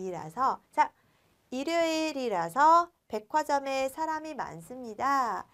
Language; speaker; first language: Korean; non-native, fluent; Vietnamese